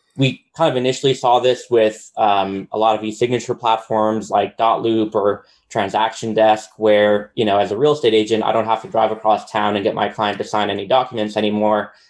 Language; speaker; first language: English; native; English